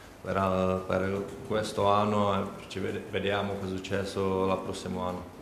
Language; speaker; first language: Italian; non-native, learner; Czech